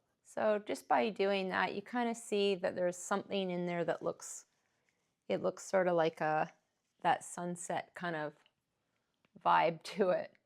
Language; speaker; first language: English; native; English